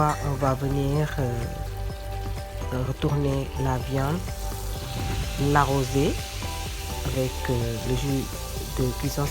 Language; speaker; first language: French; non-native, local second language; Wolof